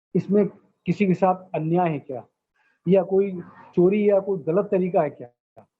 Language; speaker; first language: Hindi; native; Hindi